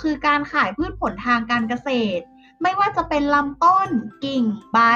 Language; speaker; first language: Thai; native; Thai